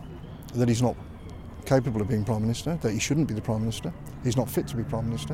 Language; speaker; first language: English; native; English